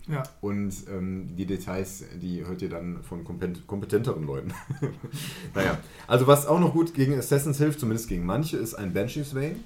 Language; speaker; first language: German; native; German